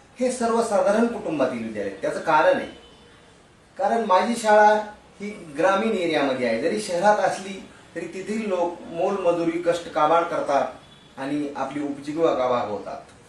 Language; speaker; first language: Marathi; native; Marathi